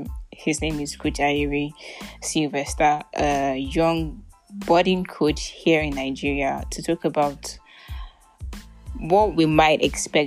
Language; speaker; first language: English; non-native, local second language; Yoruba